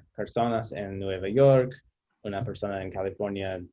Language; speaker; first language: Spanish; non-native, learner; English